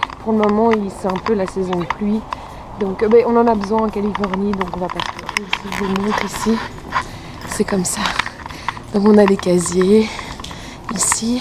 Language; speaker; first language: French; native; French